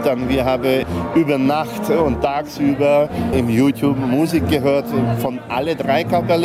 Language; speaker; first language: German; non-native, local second language; Hungarian